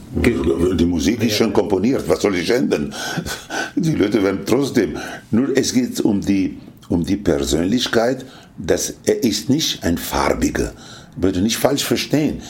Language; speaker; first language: German; non-native, fluent; Spanish